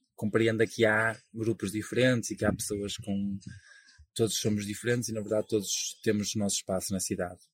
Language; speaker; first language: Portuguese; native; Portuguese